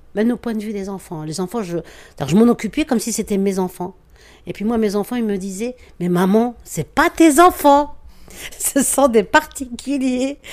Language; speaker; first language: French; native; French